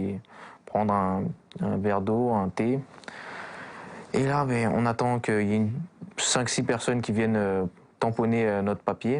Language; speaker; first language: French; early bilingual, other home language; Kurdish